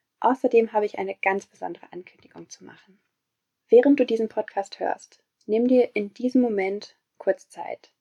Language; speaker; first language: German; native; German